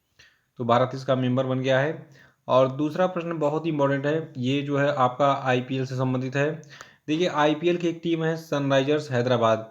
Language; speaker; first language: Hindi; native; Hindi